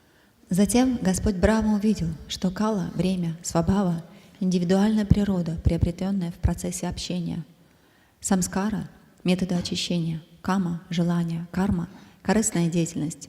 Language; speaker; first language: Russian; native; Russian